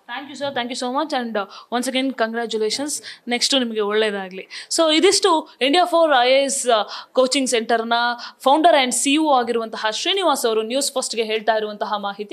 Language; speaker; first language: Kannada; native; Kannada